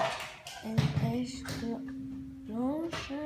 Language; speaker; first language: French; non-native, learner; German